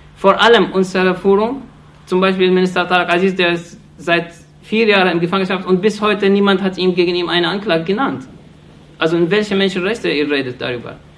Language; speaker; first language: German; non-native, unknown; Arabic